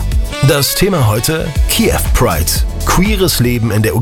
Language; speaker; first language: German; native; German